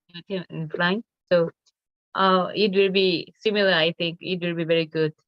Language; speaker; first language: English; non-native, learner; Korean